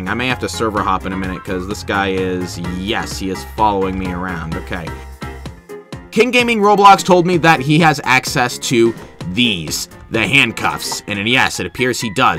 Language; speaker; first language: English; native; English